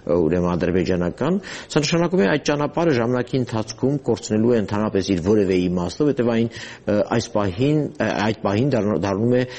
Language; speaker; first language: Armenian; native; Armenian